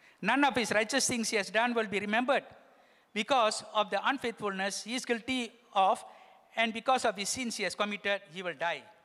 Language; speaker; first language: English; non-native, local second language; Tamil